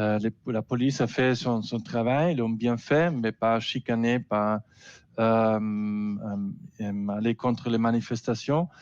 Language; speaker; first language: French; non-native, learner; German